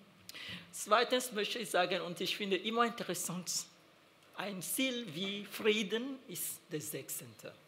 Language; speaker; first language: German; non-native, fluent; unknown